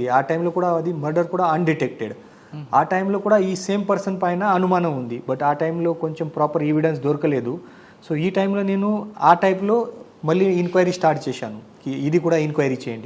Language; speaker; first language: Telugu; non-native, learner; Marathi